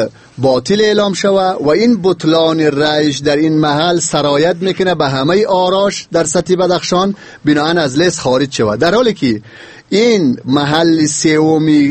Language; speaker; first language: Persian; native; Persian